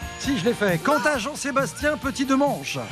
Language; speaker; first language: French; native; French